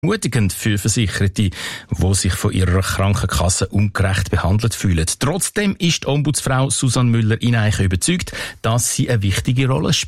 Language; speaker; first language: German; native; German